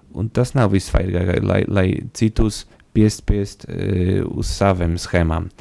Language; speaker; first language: Latvian; non-native, fluent; Polish